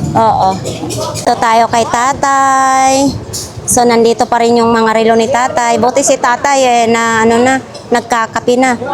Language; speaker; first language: Filipino; non-native, local second language; Masbatenyo